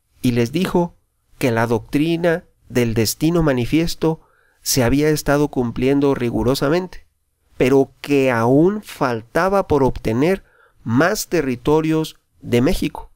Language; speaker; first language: Spanish; native; Spanish